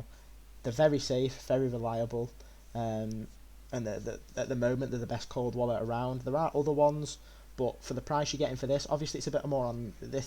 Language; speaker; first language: English; native; English